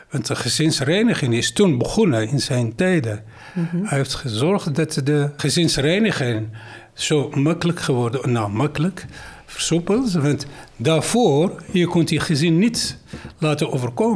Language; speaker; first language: Dutch; non-native, fluent; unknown